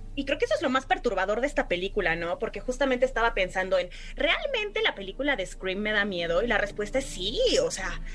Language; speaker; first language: Spanish; native; Spanish